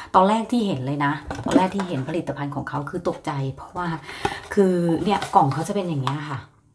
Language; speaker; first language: Thai; native; Thai